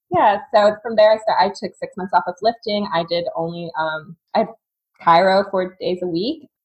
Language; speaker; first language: English; native; English